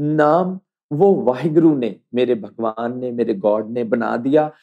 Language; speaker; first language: Hindi; native; Hindi